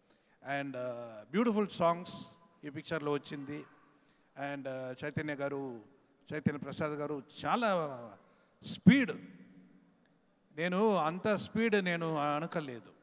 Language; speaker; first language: Telugu; non-native, learner; Tamil